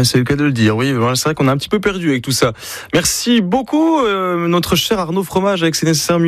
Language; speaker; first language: French; native; French